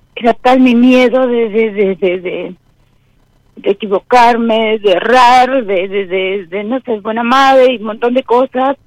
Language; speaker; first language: Spanish; native; Spanish